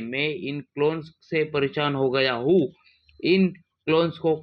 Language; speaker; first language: Hindi; non-native, local second language; Marathi